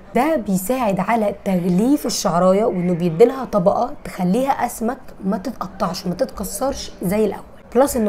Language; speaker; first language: Arabic; native; Arabic